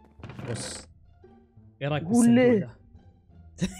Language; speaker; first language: Arabic; native; Arabic